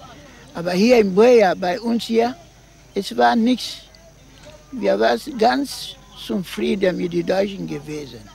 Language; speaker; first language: German; non-native, learner; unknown